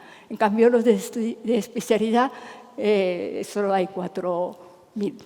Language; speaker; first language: Spanish; non-native, fluent; Japanese